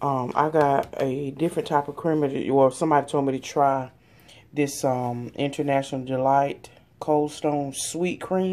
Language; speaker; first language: English; native; English